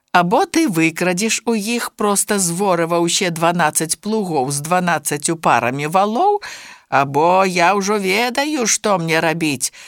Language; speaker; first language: Belarusian; native; Belarusian